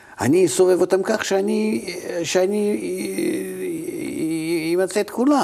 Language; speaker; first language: Hebrew; non-native, fluent; Russian